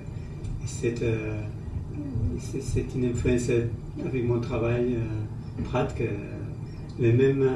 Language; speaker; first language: French; non-native, learner; Spanish